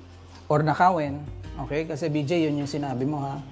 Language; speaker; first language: Filipino; native; Filipino